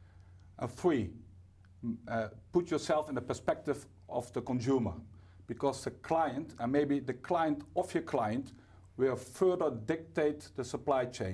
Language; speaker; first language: English; non-native, fluent; Dutch